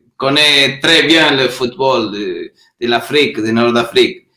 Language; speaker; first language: French; non-native, learner; Portuguese